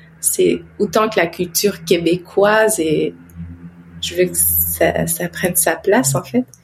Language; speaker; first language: French; non-native, local second language; Innu-aimun